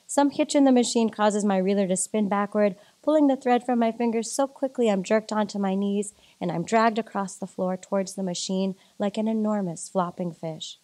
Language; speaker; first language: English; native; English